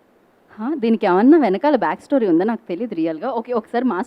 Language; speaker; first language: Telugu; native; Telugu